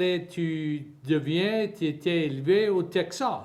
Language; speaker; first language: French; native; French